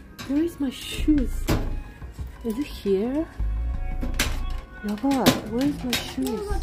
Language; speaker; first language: English; non-native, learner; Japanese